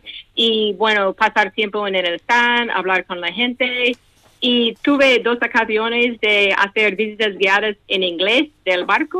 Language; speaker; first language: Spanish; non-native, fluent; English